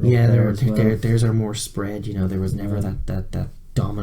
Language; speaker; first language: English; native; English